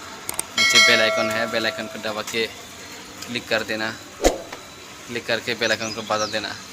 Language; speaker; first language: Hindi; non-native, local second language; Kok Borok